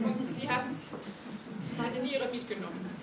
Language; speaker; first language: German; non-native, fluent; Hungarian